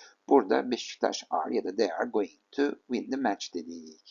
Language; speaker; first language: English; non-native, fluent; Turkish